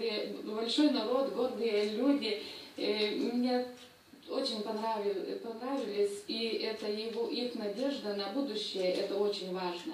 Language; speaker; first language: Russian; non-native, fluent; Lithuanian